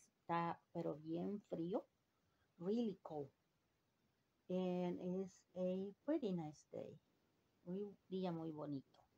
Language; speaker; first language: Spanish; early bilingual, heritage; Spanish